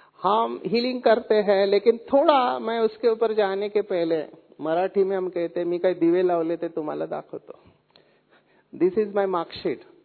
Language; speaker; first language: Hindi; non-native, local second language; Marathi